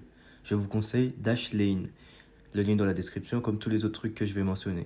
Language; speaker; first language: French; native; French